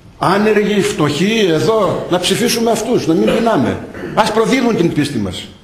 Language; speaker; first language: Greek; native; Greek